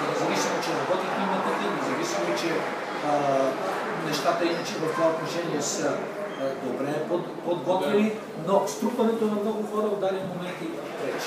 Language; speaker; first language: Bulgarian; native; Bulgarian